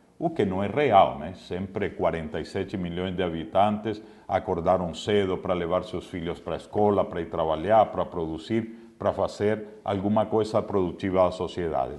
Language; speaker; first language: Portuguese; non-native, fluent; Spanish